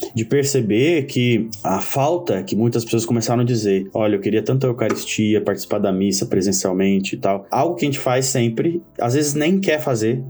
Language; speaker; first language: Portuguese; native; Portuguese